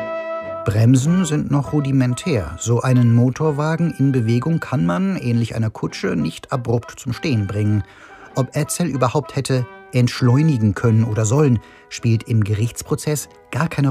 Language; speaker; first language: German; native; German